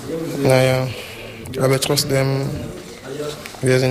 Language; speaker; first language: German; non-native, fluent; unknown